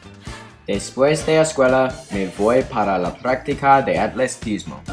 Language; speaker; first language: Spanish; non-native, learner; English